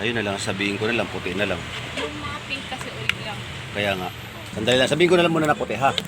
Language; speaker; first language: Filipino; native; Filipino